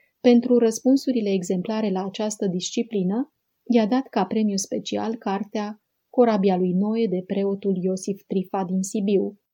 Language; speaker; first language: Romanian; native; Romanian